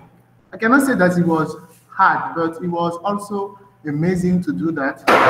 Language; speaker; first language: English; non-native, fluent; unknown